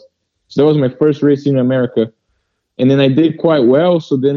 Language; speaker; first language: English; early bilingual, other home language; Portuguese